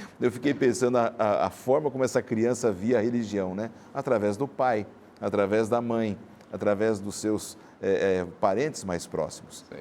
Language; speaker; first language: Portuguese; native; Portuguese